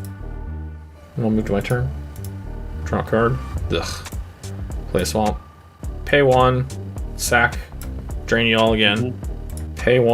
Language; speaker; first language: English; native; English